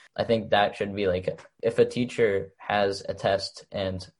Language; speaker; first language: English; early bilingual, other home language; Arabic